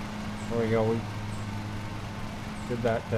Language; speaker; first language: English; native; English